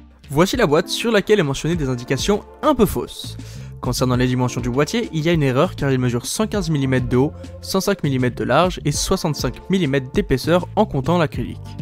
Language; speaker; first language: French; native; French